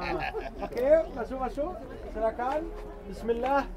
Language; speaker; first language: Indonesian; non-native, learner; Arabic